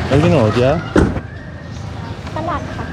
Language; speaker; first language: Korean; non-native, learner; Thai